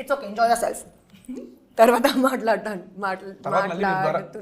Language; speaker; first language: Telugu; non-native, local second language; Hindi